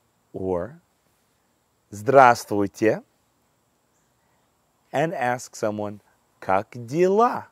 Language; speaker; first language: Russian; non-native, fluent; English